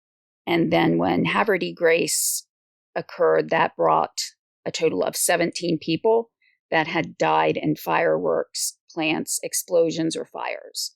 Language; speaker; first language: English; native; English